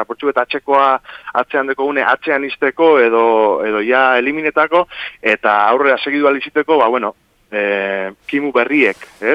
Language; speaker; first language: Basque; native; Basque